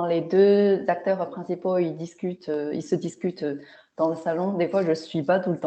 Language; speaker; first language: French; non-native, fluent; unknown